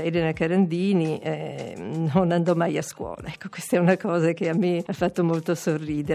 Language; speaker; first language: Italian; native; Italian